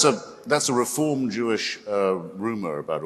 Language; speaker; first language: English; native; English